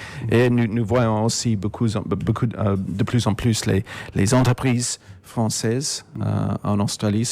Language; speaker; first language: French; non-native, fluent; English